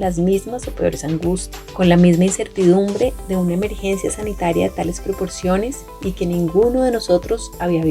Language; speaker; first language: Spanish; native; Spanish